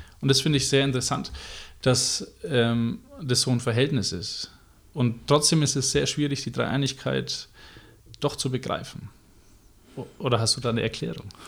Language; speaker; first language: German; native; German